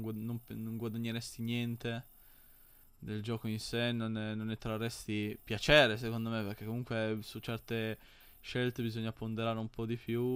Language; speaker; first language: Italian; native; Italian